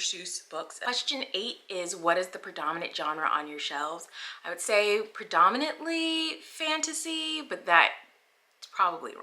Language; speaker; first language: English; native; English